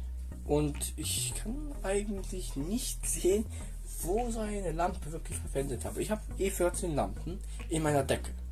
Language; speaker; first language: German; non-native, fluent; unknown